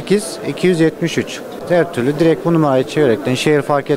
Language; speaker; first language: Turkish; native; Turkish